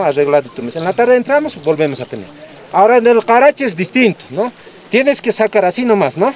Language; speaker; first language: Spanish; non-native, local second language; Aymara